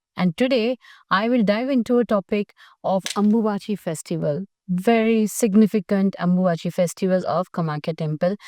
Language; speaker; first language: English; non-native, local second language; Gujarati